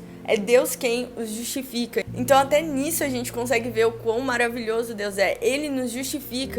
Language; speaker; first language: Portuguese; native; Portuguese